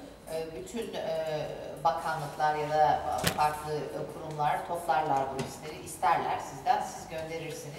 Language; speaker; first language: Turkish; native; Turkish